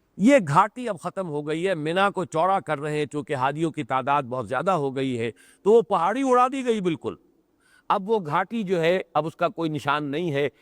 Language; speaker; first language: Urdu; native; Urdu